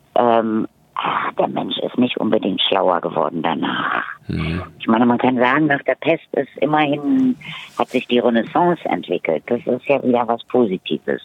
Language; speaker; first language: German; native; German